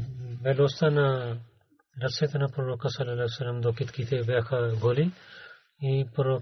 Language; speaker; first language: Bulgarian; non-native, learner; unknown